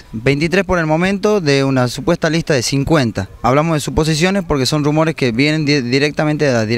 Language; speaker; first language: Spanish; native; Spanish